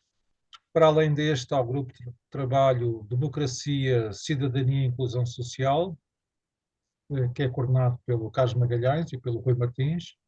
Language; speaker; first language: Portuguese; native; Portuguese